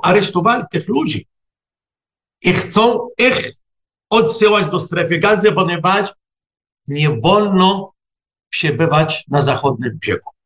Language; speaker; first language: Polish; non-native, fluent; Arabic